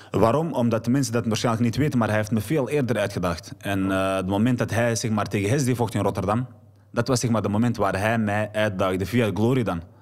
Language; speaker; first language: Dutch; early bilingual, other home language; Arabic